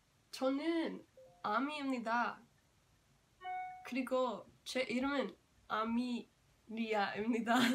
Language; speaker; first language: Korean; non-native, learner; English